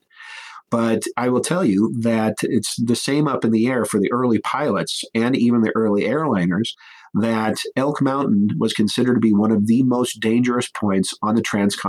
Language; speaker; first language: English; native; English